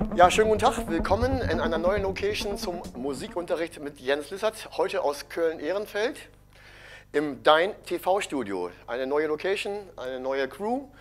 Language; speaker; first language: German; native; German